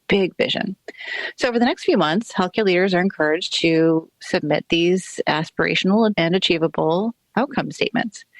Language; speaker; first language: English; native; English